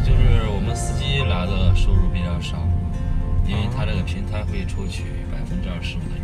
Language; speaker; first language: Chinese; native; Chinese